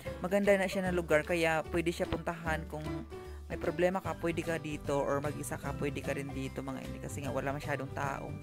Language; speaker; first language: Filipino; non-native, local second language; Cebuano